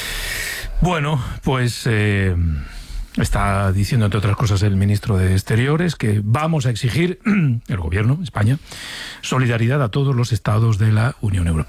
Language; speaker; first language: Spanish; native; Spanish